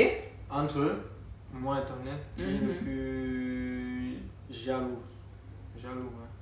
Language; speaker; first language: French; non-native, local second language; Haitian Creole